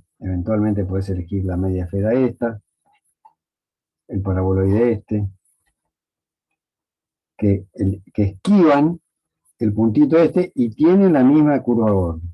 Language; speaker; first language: Spanish; native; Spanish